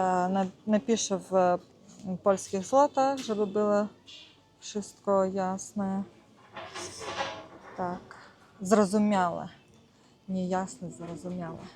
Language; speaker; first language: Polish; non-native, learner; Russian